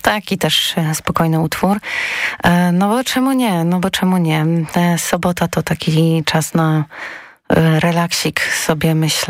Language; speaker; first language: Polish; native; Polish